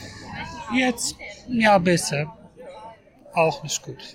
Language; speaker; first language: German; non-native, learner; Arabic